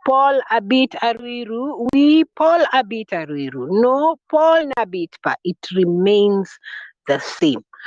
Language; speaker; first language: French; non-native, fluent; Swahili